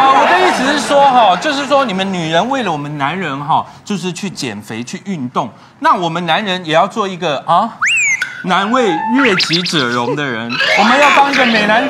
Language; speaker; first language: Chinese; native; Chinese